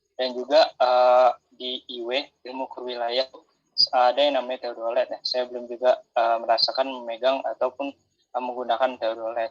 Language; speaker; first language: Indonesian; native; Indonesian